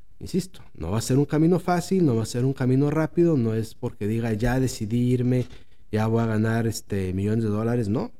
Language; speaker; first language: Spanish; native; Spanish